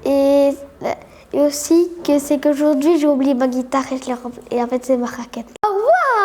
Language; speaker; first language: French; native; French